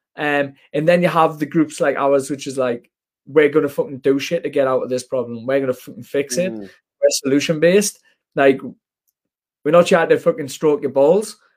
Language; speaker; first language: English; native; English